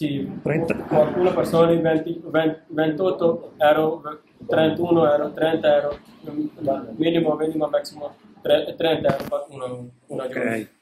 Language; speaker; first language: Italian; non-native, learner; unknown